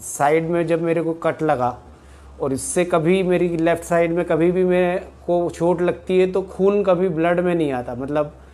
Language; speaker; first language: Hindi; native; Hindi